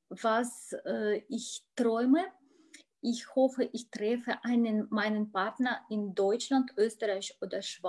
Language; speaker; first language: German; non-native, learner; Russian